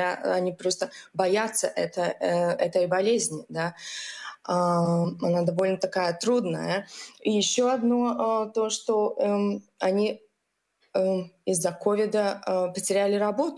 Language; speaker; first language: Russian; non-native, local second language; Latvian